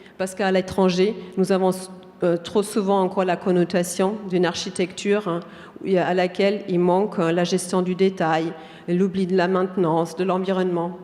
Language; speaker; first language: French; non-native, fluent; German